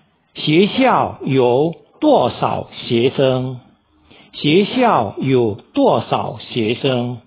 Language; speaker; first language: Chinese; non-native, fluent; Indonesian